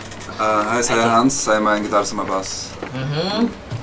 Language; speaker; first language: Indonesian; non-native, learner; German